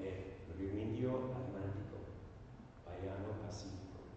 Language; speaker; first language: Portuguese; non-native, learner; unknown